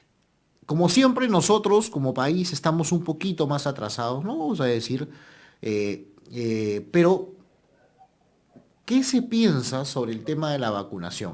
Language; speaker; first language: Spanish; native; Spanish